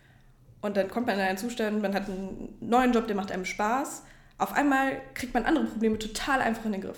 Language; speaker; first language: German; native; German